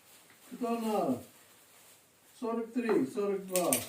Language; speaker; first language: Russian; non-native, learner; English